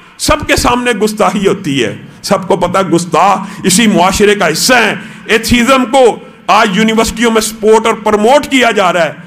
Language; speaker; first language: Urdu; non-native, local second language; Punjabi